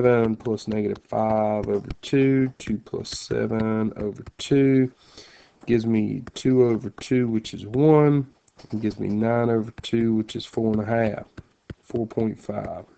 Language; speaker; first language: English; native; English